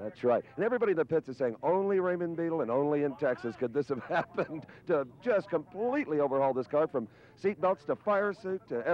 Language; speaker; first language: English; native; English